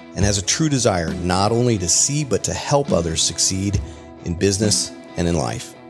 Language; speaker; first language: English; native; English